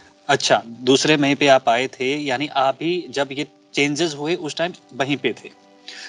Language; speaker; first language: Hindi; native; Hindi